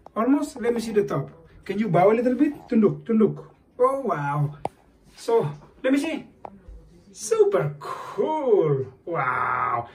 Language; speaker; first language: English; non-native, fluent; Indonesian